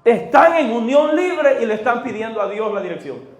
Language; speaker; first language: Spanish; native; Spanish